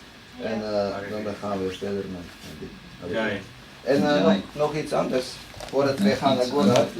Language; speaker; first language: Dutch; non-native, fluent; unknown